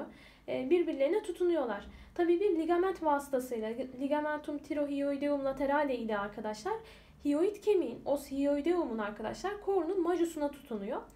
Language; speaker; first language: Turkish; native; Turkish